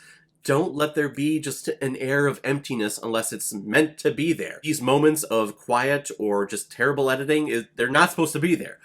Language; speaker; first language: English; native; English